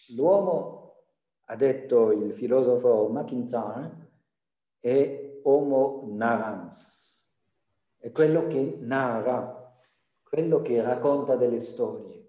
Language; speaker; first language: Italian; non-native, fluent; French